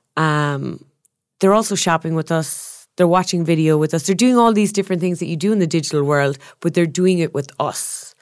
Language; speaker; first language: English; native; English